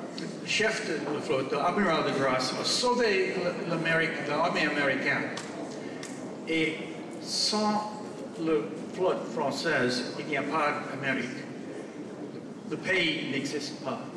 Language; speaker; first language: French; non-native, fluent; English